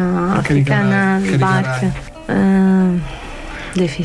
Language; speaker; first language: Portuguese; non-native, learner; Arabic